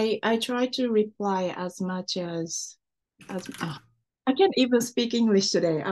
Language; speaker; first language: English; non-native, fluent; Japanese